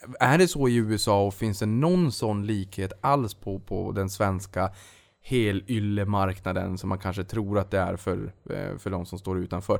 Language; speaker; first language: Swedish; native; Swedish